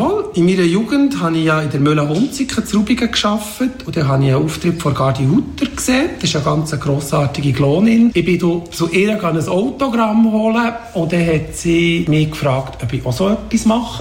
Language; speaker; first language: German; native; German